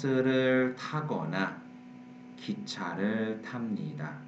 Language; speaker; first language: Korean; non-native, fluent; Vietnamese